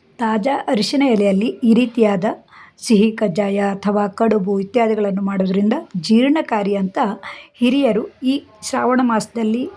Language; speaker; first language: Kannada; non-native, local second language; Konkani